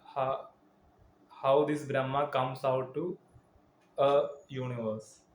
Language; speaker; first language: English; non-native, local second language; Malayalam